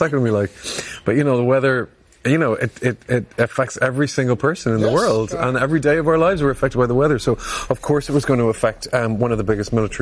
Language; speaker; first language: English; native; English